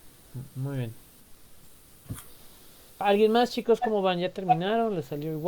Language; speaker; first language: Spanish; native; Spanish